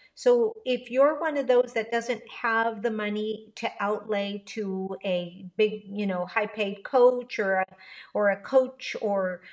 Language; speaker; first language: English; early bilingual, other home language; Spanish